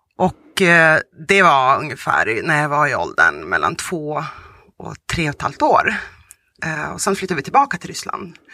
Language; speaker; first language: Swedish; early bilingual, other home language; Russian